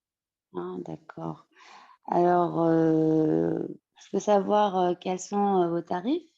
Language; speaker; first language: French; non-native, fluent; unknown